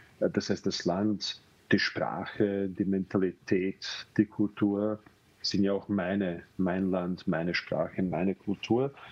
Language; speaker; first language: German; non-native, fluent; Bosnian